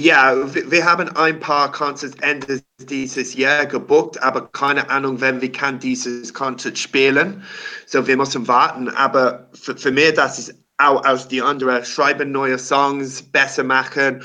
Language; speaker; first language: German; non-native, learner; English